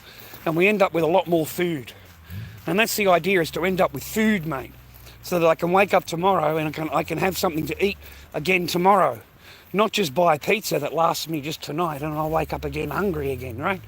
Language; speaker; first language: English; native; English